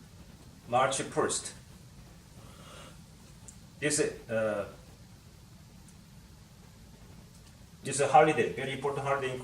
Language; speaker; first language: English; non-native, learner; Korean